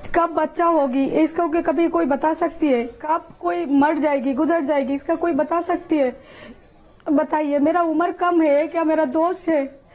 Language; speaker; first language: Hindi; non-native, learner; Bangla